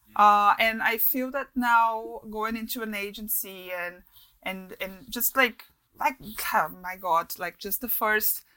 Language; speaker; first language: English; non-native, fluent; Portuguese